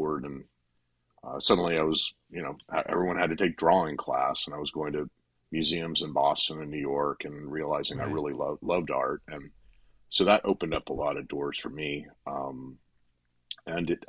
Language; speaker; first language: English; native; English